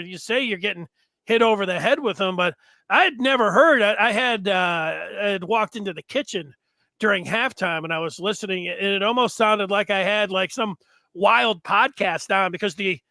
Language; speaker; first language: English; native; English